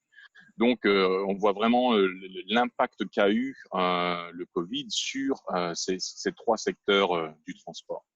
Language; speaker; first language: French; native; French